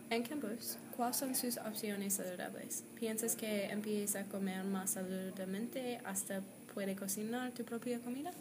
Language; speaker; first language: Spanish; non-native, learner; English